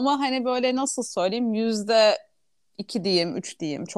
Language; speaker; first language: Turkish; native; Turkish